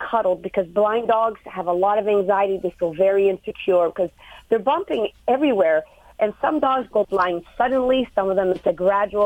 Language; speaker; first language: English; native; English